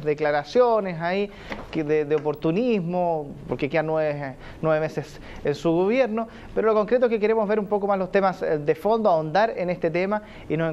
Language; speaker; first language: Spanish; native; Spanish